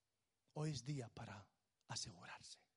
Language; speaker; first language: Spanish; native; Spanish